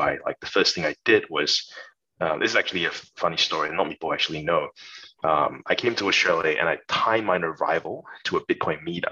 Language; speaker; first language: English; non-native, local second language; Chinese